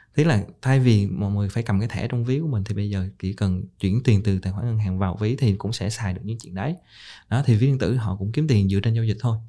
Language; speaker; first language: Vietnamese; native; Vietnamese